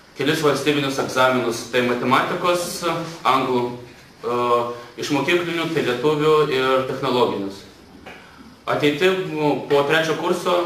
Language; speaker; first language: Lithuanian; non-native, local second language; Russian